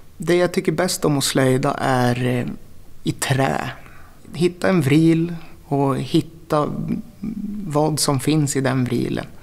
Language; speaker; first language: Swedish; native; Swedish